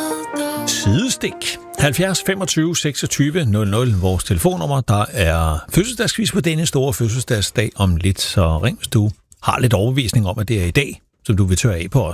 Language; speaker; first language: Danish; native; Danish